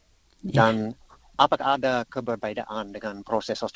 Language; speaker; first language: Indonesian; non-native, learner; English